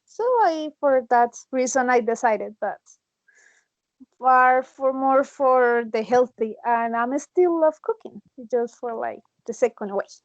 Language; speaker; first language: English; non-native, learner; Spanish